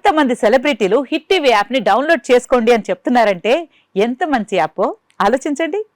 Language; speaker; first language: Telugu; native; Telugu